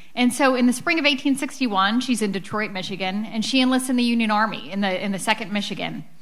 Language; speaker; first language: English; native; English